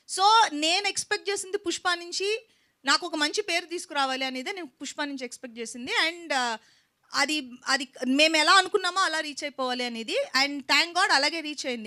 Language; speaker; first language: Telugu; native; Telugu